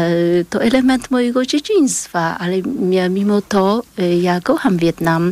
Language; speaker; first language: Polish; early bilingual, other home language; Vietnamese